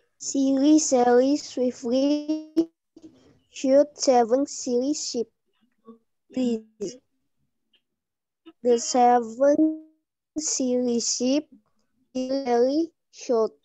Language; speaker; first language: English; non-native, learner; Indonesian